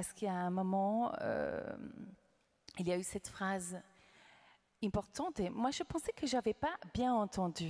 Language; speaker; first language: French; non-native, fluent; English